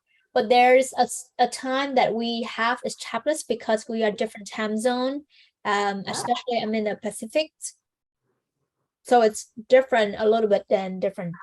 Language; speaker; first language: English; non-native, fluent; Vietnamese